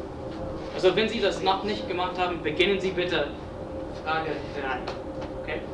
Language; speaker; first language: German; non-native, fluent; English